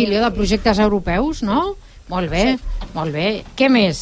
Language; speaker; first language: Catalan; native; Catalan